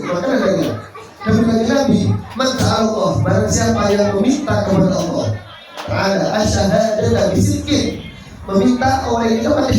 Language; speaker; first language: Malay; non-native, local second language; Javanese